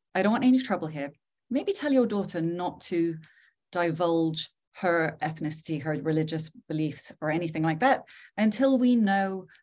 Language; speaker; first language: English; native; English